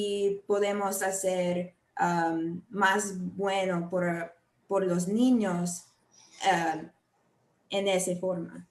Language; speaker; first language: Spanish; non-native, learner; English